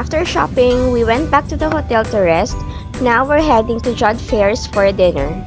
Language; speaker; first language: English; non-native, local second language; Filipino